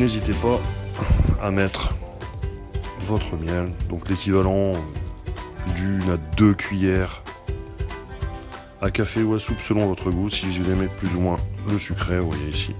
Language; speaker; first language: French; native; French